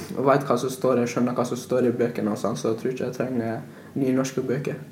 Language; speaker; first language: Norwegian; early bilingual, other home language; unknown